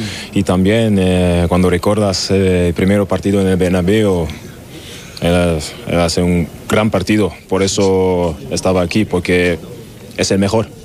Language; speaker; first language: Spanish; non-native, learner; German